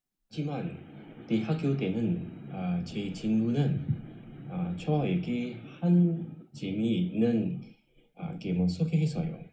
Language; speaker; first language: Korean; non-native, learner; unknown